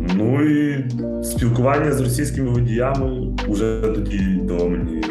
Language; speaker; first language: Ukrainian; native; Ukrainian